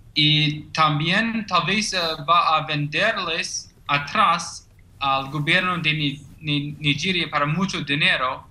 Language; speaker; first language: Spanish; non-native, learner; English